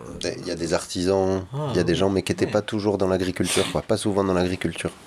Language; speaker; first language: French; native; French